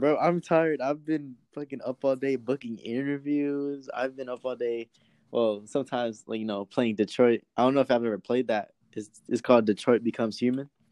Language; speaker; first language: English; native; English